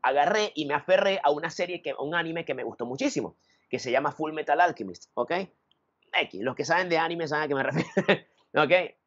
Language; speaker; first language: Spanish; native; Spanish